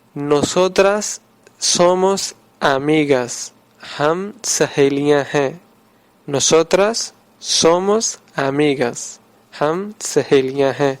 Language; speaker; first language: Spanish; non-native, fluent; Urdu